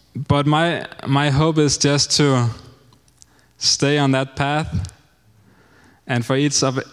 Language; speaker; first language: English; non-native, fluent; Danish